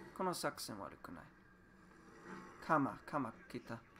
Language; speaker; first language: Japanese; non-native, learner; English